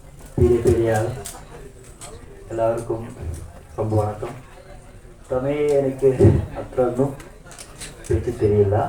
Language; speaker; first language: Tamil; non-native, learner; Malayalam